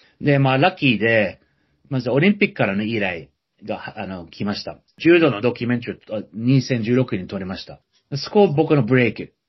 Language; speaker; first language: Japanese; non-native, fluent; English